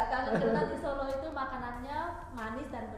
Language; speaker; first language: Indonesian; non-native, fluent; Khmer